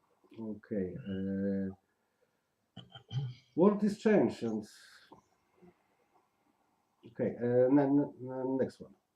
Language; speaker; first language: English; non-native, learner; Polish